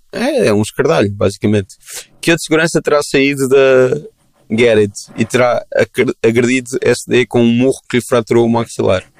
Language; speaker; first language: Portuguese; native; Portuguese